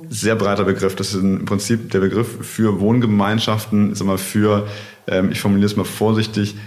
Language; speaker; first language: German; native; German